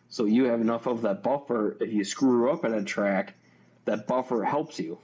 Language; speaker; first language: English; native; English